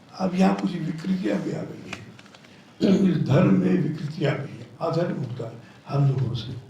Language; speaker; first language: Hindi; non-native, local second language; Telugu